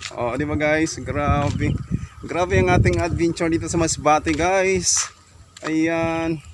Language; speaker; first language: Filipino; non-native, local second language; Masbatenyo